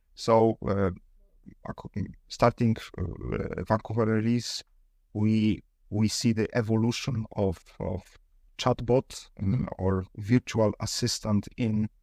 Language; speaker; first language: English; non-native, fluent; Polish